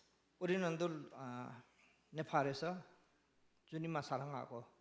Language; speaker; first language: Korean; non-native, learner; Nepali